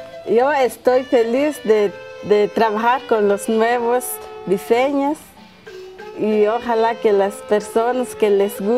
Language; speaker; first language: Spanish; non-native, local second language; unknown